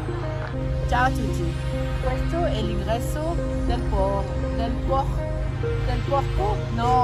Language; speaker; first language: Italian; non-native, learner; Spanish